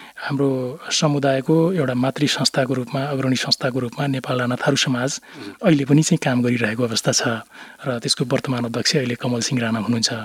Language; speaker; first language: Nepali; non-native, local second language; Rana Tharu